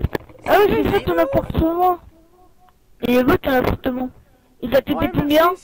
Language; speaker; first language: French; native; French